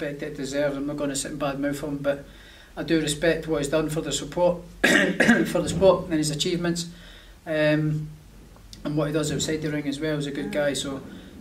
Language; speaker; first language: English; native; English